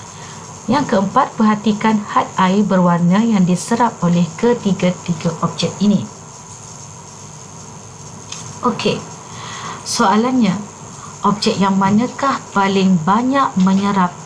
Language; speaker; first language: Malay; native; Malay